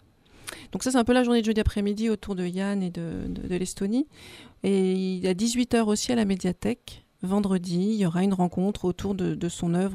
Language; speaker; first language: French; native; French